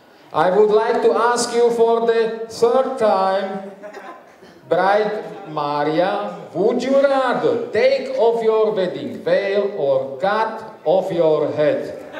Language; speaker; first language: English; non-native, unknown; Slovak